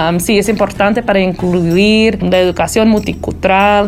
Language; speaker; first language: Spanish; early bilingual, heritage; Spanish